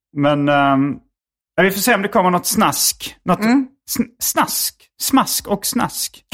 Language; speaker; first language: Swedish; native; Swedish